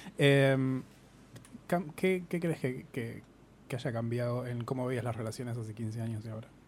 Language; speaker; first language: Spanish; native; Spanish